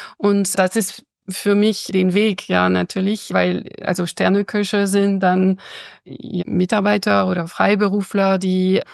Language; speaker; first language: German; non-native, fluent; French